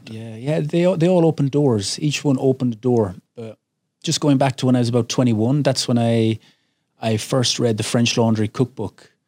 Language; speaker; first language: English; native; English